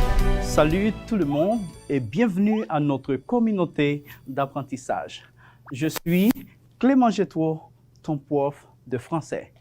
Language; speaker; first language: French; non-native, fluent; Spanish